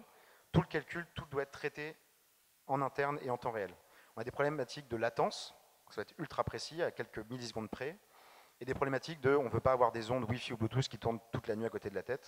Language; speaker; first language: French; native; French